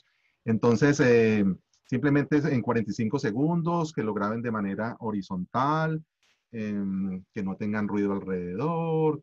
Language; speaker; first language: Spanish; native; Spanish